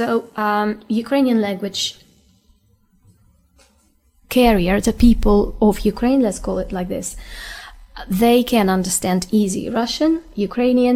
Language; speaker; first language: English; non-native, fluent; Ukrainian